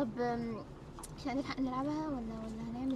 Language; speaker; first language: Arabic; native; Arabic